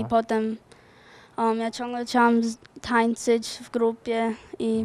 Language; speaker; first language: Polish; early bilingual, other home language; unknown